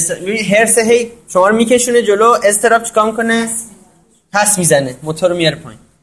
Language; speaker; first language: Persian; native; Persian